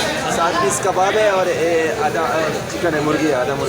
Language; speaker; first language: Hindi; non-native, learner; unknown